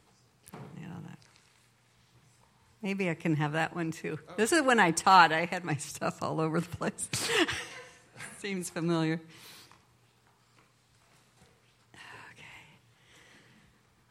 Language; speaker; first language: English; native; English